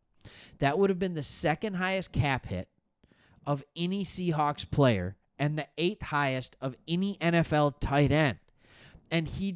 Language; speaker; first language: English; native; English